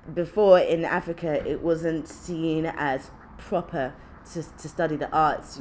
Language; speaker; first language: English; early bilingual, other home language; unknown